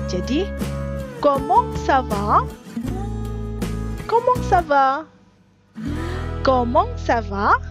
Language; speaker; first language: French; non-native, fluent; Indonesian